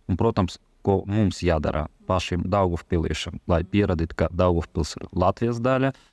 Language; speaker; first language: Latvian; non-native, local second language; Russian